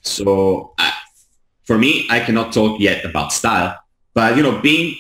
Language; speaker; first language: English; non-native, fluent; Italian